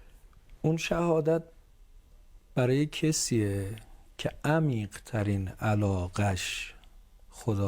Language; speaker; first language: Persian; native; Persian